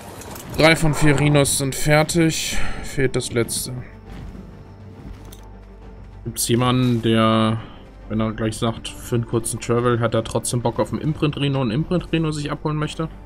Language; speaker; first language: German; native; German